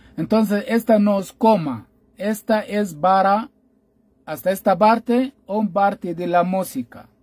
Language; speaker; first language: Spanish; non-native, fluent; Arabic